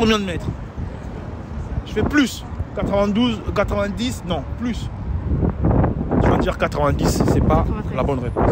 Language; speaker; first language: French; native; French